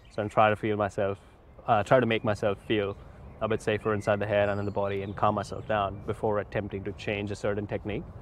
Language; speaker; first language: English; non-native, local second language; Hindi